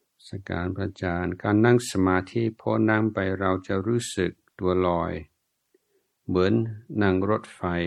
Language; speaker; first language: Thai; non-native, fluent; English